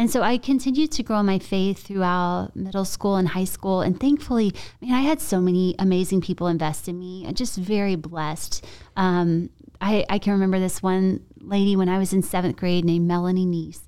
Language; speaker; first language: English; native; English